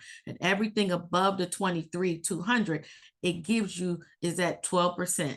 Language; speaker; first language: English; native; English